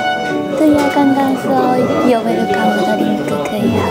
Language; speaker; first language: Chinese; non-native, fluent; Japanese